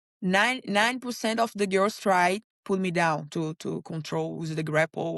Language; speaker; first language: English; non-native, learner; Portuguese